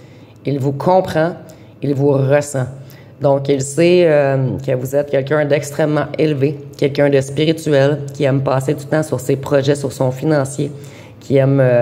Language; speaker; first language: French; native; French